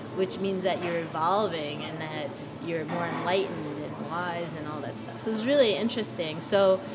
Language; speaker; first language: English; native; English